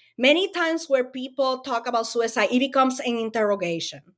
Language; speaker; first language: English; non-native, fluent; Spanish